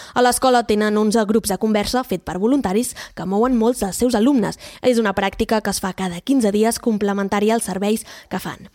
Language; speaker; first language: Catalan; native; Catalan